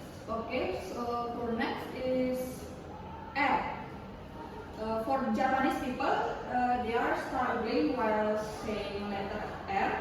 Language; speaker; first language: English; non-native, learner; Indonesian